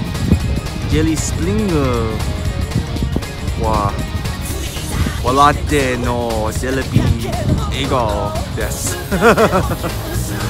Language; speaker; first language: Japanese; non-native, learner; English